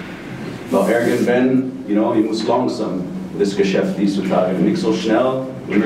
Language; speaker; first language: German; non-native, fluent; English